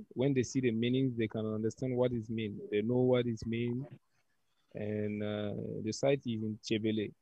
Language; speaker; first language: English; non-native, learner; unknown